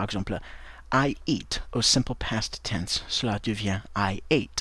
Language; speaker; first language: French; non-native, fluent; English